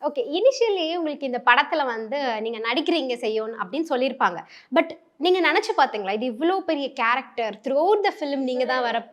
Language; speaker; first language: Tamil; native; Tamil